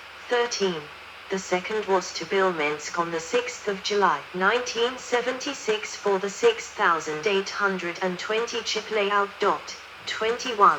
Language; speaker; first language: English; non-native, learner; Danish